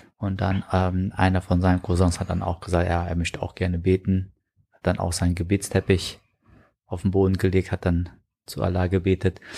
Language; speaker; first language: German; native; German